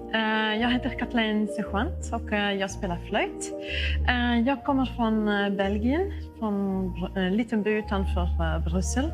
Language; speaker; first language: Swedish; non-native, fluent; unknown